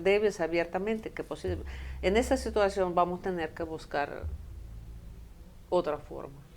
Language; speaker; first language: Spanish; non-native, fluent; Russian